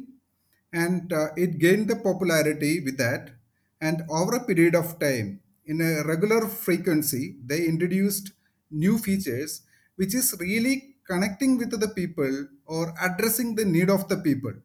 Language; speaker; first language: English; non-native, local second language; Malayalam